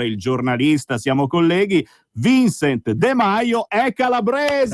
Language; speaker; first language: Italian; native; Italian